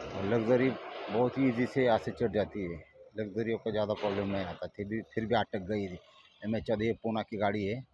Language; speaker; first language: Hindi; non-native, local second language; Marathi